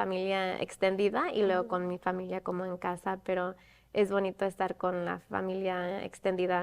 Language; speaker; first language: Spanish; early bilingual, other home language; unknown